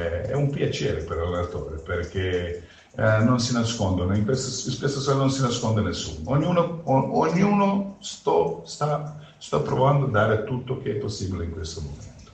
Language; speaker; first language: Italian; non-native, fluent; Croatian